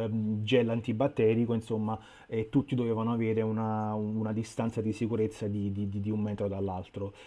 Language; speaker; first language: Italian; native; Italian